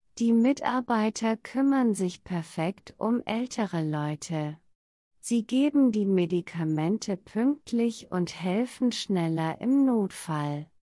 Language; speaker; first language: German; non-native, learner; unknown